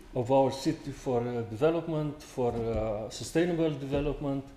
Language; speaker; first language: English; non-native, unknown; Romanian